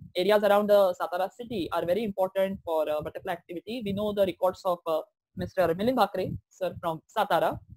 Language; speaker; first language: English; non-native, local second language; Marathi